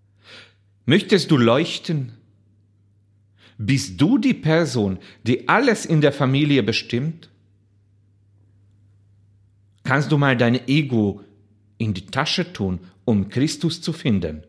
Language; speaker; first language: German; non-native, fluent; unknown